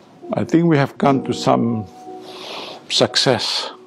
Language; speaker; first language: English; non-native, local second language; Malay